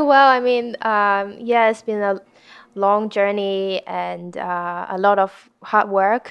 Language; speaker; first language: English; non-native, local second language; Cantonese